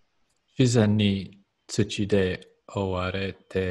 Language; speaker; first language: Japanese; non-native, learner; English